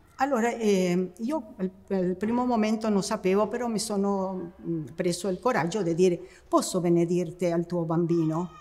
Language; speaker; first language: Italian; non-native, fluent; Spanish